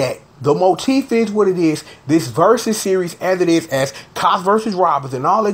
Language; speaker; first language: English; native; English